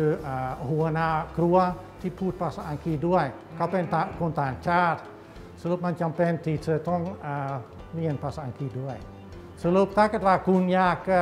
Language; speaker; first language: Thai; non-native, fluent; Dutch